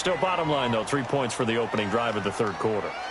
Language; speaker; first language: English; native; English